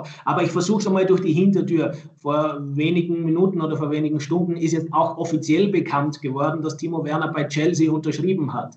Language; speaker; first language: German; native; German